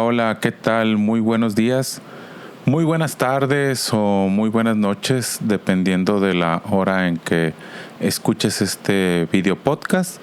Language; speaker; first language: Spanish; native; Spanish